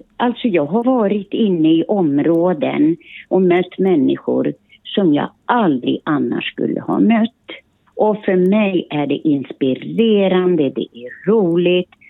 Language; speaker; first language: Swedish; early bilingual, other home language; Finnish